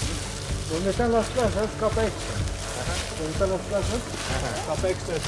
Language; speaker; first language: Spanish; non-native, local second language; Aymara